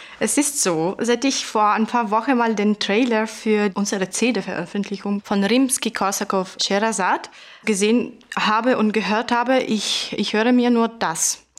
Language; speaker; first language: German; non-native, fluent; Italian